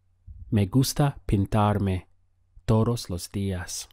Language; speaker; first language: Spanish; non-native, fluent; English